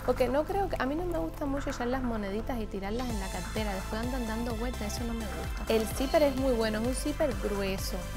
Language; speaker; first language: Spanish; native; Spanish